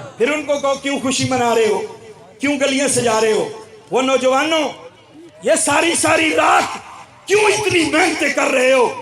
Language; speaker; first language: Urdu; non-native, local second language; Pashto